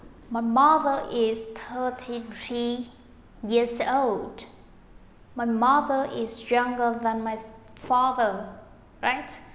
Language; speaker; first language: English; non-native, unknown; Vietnamese